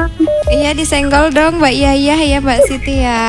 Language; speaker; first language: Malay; non-native, local second language; Javanese